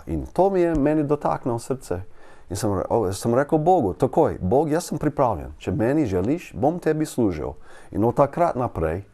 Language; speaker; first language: Slovenian; non-native, learner; English